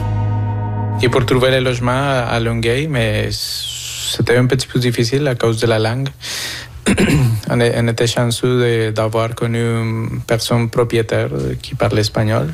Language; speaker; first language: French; non-native, fluent; Spanish